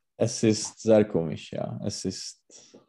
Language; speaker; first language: German; non-native, learner; Czech